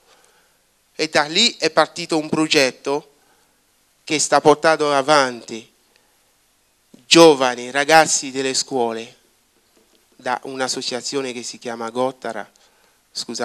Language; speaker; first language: Italian; non-native, fluent; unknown